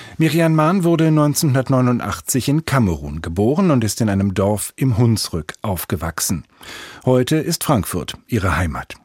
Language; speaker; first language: German; native; German